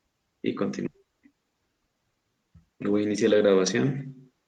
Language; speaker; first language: Spanish; native; Spanish